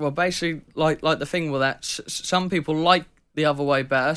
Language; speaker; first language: English; native; English